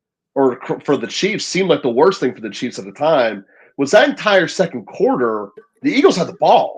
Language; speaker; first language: English; native; English